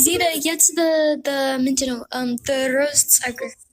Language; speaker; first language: English; early bilingual, heritage; Amharic